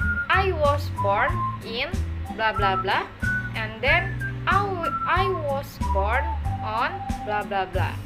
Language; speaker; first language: English; non-native, learner; Indonesian